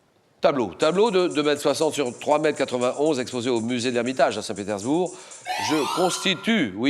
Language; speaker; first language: French; native; French